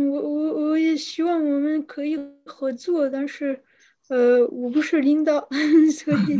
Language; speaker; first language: Chinese; non-native, fluent; French